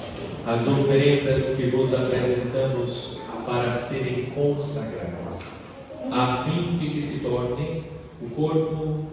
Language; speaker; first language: Portuguese; native; Portuguese